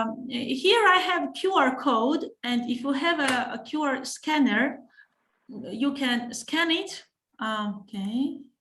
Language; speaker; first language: English; non-native, fluent; Georgian